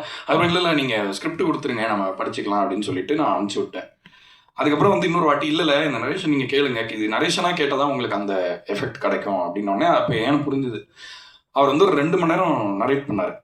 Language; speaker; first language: Tamil; native; Tamil